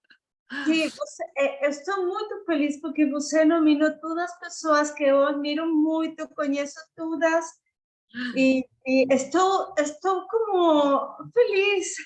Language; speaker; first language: Portuguese; non-native, fluent; Spanish